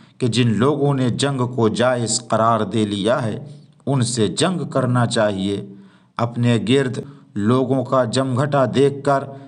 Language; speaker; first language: Hindi; native; Hindi